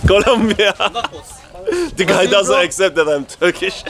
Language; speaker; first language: English; non-native, fluent; Turkish